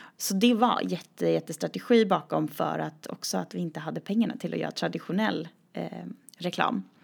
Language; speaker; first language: Swedish; native; Swedish